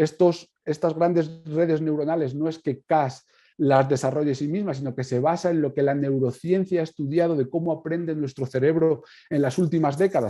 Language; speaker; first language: Spanish; native; Spanish